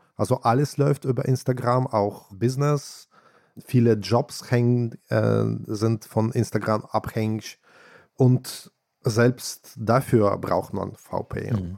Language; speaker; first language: German; non-native, fluent; Russian